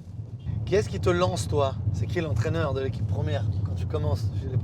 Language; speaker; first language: French; native; French